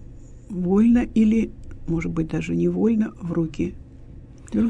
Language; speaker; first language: Russian; native; Russian